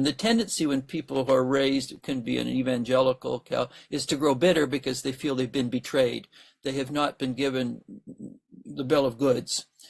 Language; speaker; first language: English; native; English